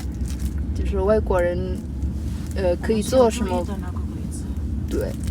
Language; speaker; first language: Chinese; non-native, learner; Indonesian